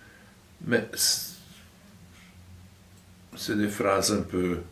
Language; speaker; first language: French; non-native, fluent; German